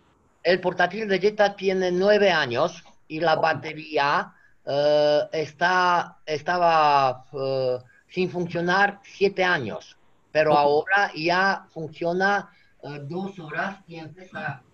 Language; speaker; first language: Spanish; non-native, fluent; Romanian